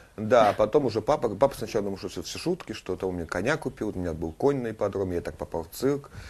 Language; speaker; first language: Russian; native; Russian